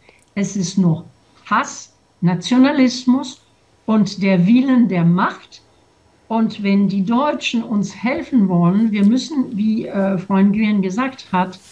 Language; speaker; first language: German; non-native, fluent; French